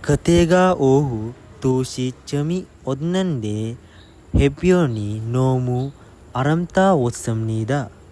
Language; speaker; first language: Korean; non-native, learner; Sinhala